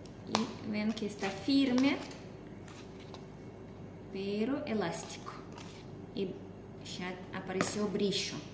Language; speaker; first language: Spanish; non-native, fluent; Russian